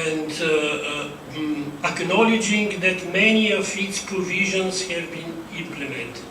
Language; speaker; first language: English; non-native, fluent; Bulgarian